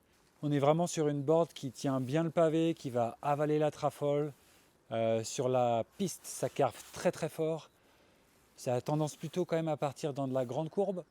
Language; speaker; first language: French; native; French